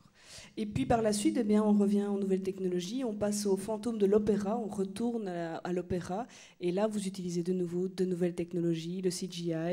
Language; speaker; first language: French; native; French